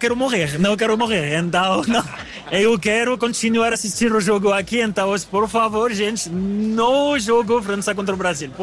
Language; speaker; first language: Portuguese; non-native, fluent; French